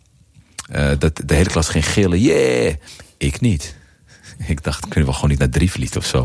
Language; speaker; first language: Dutch; early bilingual, other home language; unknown